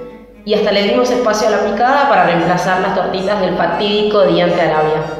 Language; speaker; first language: Spanish; native; Spanish